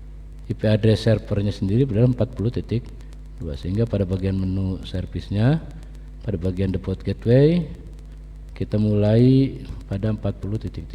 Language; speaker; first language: Indonesian; native; Indonesian